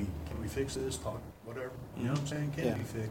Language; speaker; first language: English; native; English